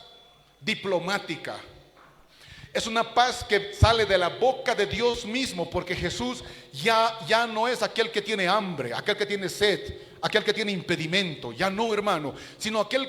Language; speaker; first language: Spanish; native; Spanish